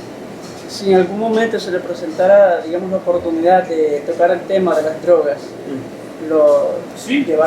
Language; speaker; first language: Spanish; native; Spanish